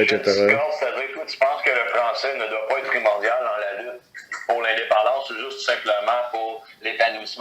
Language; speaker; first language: French; native; French